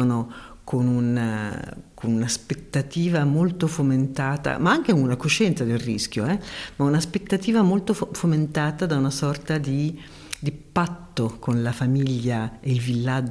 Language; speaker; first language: Italian; native; Italian